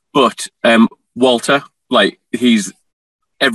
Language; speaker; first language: English; native; English